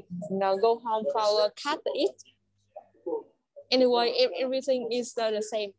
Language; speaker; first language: English; non-native, learner; Vietnamese